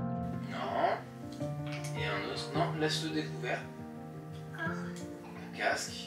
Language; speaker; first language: French; native; French